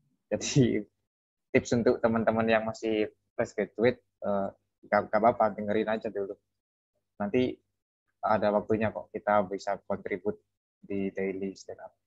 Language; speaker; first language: Indonesian; native; Indonesian